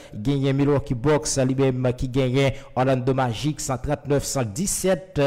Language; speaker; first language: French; non-native, local second language; Haitian Creole